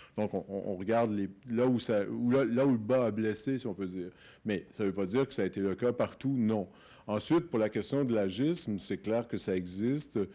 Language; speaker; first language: French; native; French